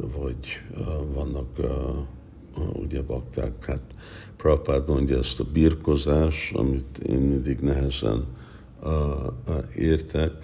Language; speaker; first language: Hungarian; early bilingual, heritage; Hungarian